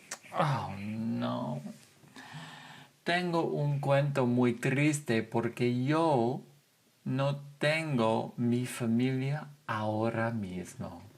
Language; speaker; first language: Spanish; non-native, fluent; English